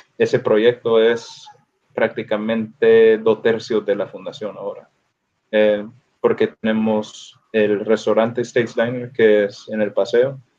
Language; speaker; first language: Spanish; early bilingual, other home language; English